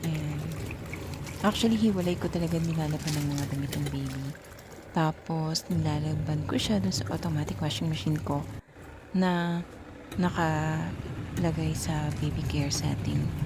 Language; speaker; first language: Filipino; native; Filipino